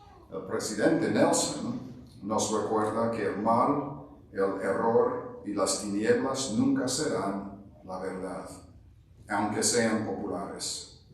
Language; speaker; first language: Spanish; non-native, fluent; English